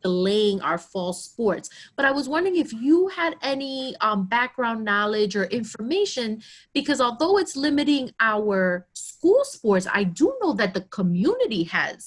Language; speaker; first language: English; early bilingual, other home language; Spanish